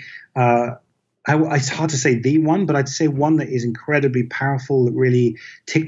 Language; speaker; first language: English; native; English